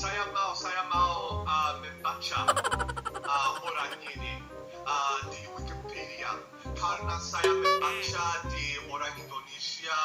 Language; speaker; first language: Indonesian; non-native, learner; English